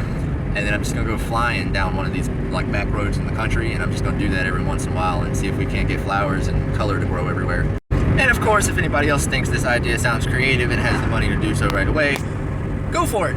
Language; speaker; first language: English; native; English